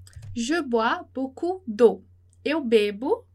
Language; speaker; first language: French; non-native, fluent; Portuguese